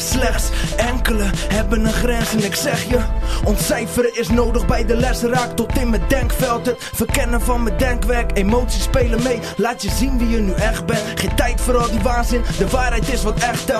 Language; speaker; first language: Dutch; native; Dutch